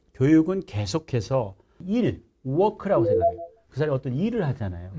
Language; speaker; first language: Korean; native; Korean